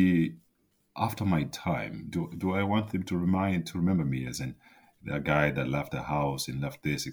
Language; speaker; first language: English; non-native, local second language; Shona